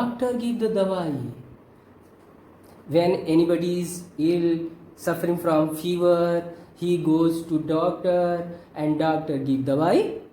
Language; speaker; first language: English; non-native, local second language; Hindi